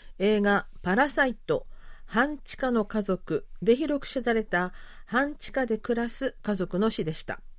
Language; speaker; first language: Japanese; native; Japanese